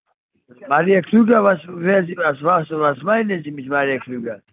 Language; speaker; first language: German; non-native, learner; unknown